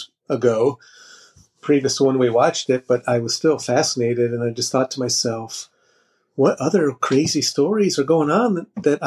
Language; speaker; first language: English; native; English